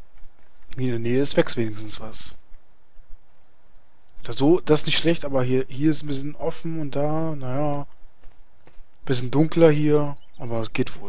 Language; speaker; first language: German; native; German